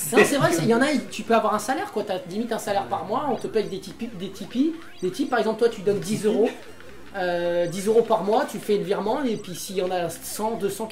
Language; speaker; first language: French; native; French